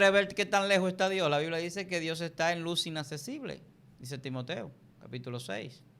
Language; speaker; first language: Spanish; native; Spanish